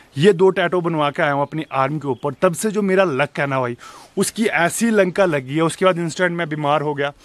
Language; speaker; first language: Hindi; native; Hindi